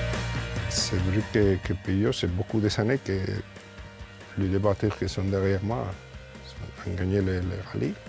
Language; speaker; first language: French; non-native, fluent; Spanish